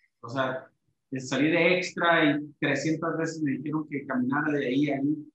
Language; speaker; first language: Spanish; native; Spanish